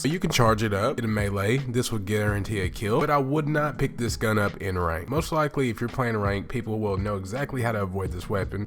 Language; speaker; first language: English; native; English